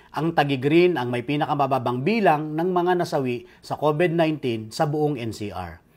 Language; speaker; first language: Filipino; native; Filipino